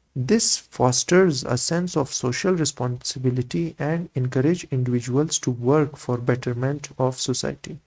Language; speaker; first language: English; non-native, local second language; Urdu